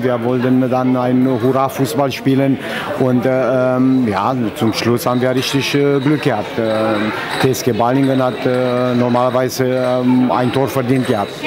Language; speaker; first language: German; non-native, fluent; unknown